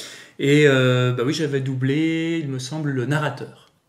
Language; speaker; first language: French; native; French